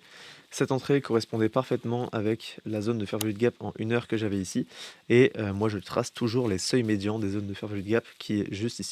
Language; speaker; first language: French; native; French